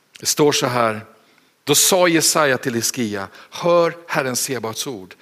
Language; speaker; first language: Swedish; native; Swedish